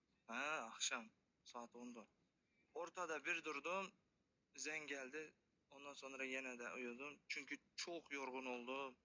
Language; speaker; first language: Turkish; non-native, learner; Kazakh